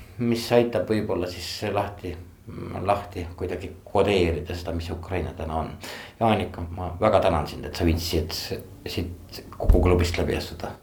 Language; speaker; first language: Estonian; native; Estonian